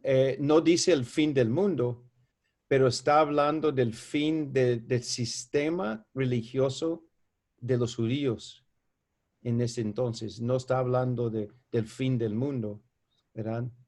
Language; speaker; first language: Spanish; non-native, fluent; English